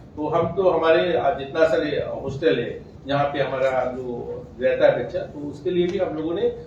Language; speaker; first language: Hindi; non-native, local second language; Bangla